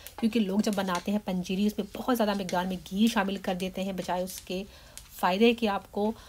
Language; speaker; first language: Urdu; native; Urdu